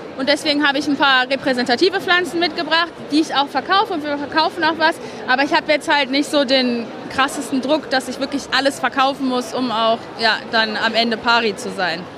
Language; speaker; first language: German; native; German